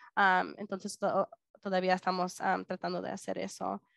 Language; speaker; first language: Spanish; early bilingual, heritage; Spanish